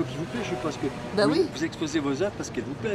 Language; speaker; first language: French; native; French